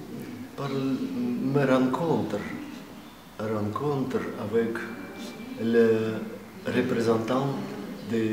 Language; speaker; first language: French; non-native, fluent; Russian